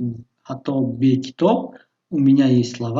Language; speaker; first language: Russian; non-native, local second language; Tajik